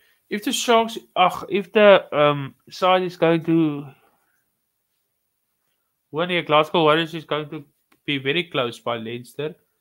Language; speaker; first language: English; non-native, local second language; Afrikaans